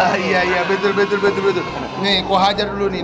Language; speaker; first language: Indonesian; native; Indonesian